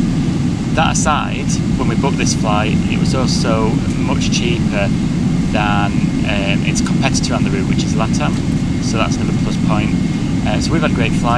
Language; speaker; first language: English; native; English